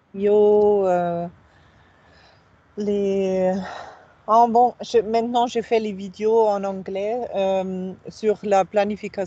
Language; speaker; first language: French; non-native, fluent; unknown